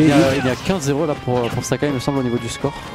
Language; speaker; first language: French; native; French